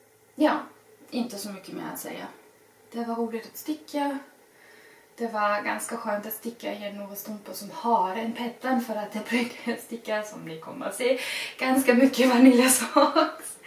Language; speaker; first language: Swedish; non-native, fluent; German